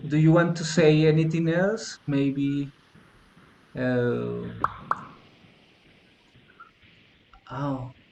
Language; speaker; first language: English; non-native, fluent; Spanish